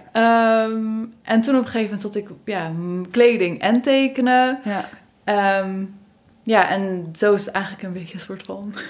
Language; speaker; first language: Dutch; native; Dutch